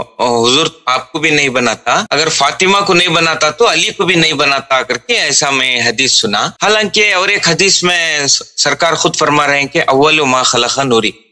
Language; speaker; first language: Urdu; native; Urdu